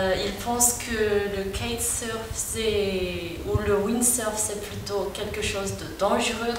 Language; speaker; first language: French; non-native, local second language; Malagasy